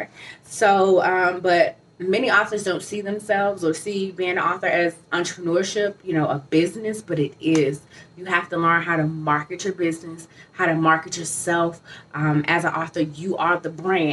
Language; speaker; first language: English; native; English